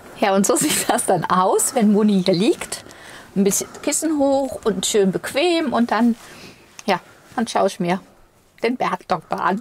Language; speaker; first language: German; native; German